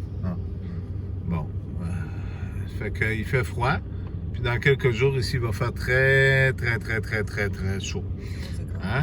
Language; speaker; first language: French; native; French